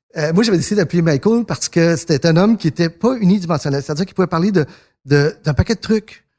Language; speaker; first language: French; early bilingual, other home language; Spanish